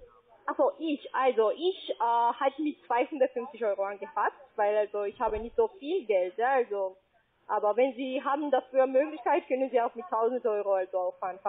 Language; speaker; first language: German; non-native, learner; Spanish